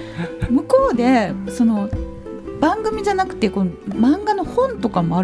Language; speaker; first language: Japanese; native; Japanese